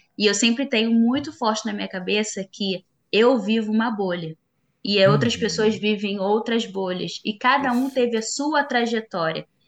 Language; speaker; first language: Portuguese; native; Portuguese